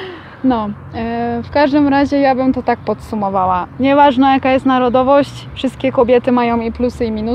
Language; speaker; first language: Polish; native; Polish